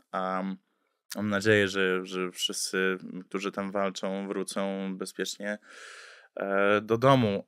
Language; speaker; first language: Polish; early bilingual, heritage; English